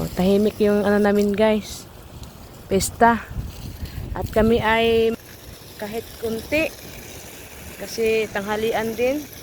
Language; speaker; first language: Filipino; non-native, local second language; Cebuano